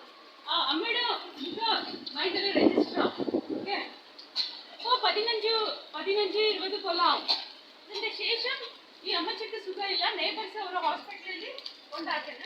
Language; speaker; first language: Malayalam; non-native, local second language; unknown